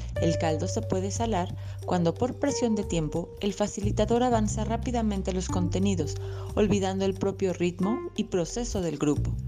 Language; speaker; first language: Spanish; native; Spanish